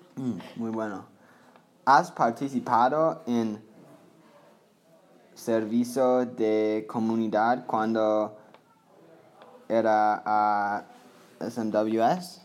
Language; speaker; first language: Spanish; non-native, learner; English